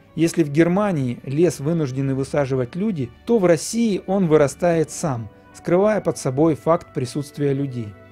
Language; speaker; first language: Russian; native; Russian